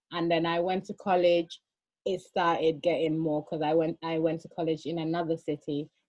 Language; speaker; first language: English; early bilingual, other home language; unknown